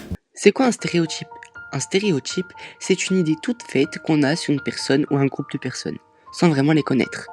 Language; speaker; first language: French; native; French